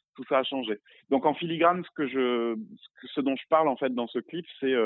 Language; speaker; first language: French; native; French